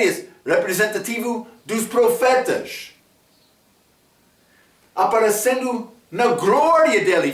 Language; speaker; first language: Portuguese; non-native, fluent; English